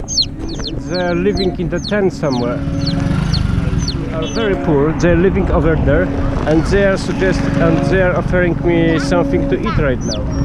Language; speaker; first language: English; non-native, learner; Polish